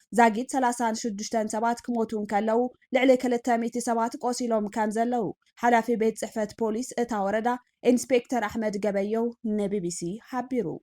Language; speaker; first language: Tigrinya; native; Tigrinya